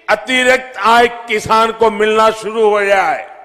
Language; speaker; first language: Hindi; non-native, local second language; Gujarati